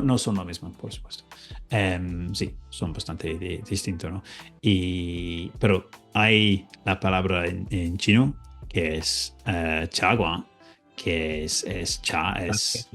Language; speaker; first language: Spanish; non-native, learner; English